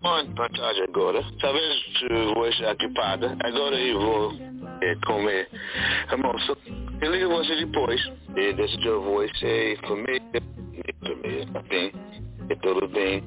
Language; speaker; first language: Portuguese; non-native, learner; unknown